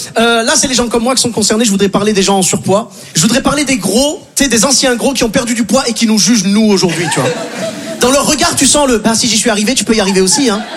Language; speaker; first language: French; native; French